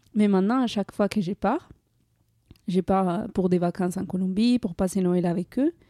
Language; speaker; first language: French; non-native, fluent; Spanish